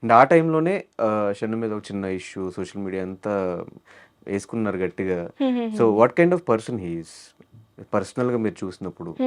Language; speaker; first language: Telugu; native; Telugu